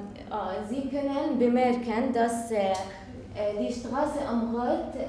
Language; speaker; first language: German; non-native, learner; Arabic